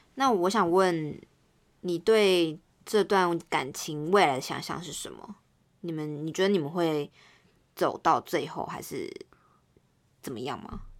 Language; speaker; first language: Chinese; native; Chinese